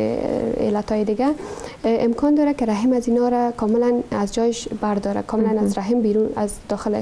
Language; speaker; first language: Persian; native; Persian